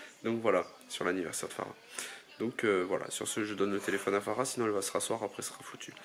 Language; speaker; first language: French; native; French